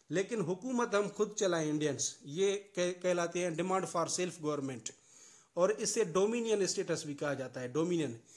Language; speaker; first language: Urdu; non-native, local second language; Sindhi